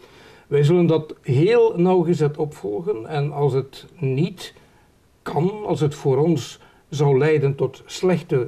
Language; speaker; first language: Dutch; native; Dutch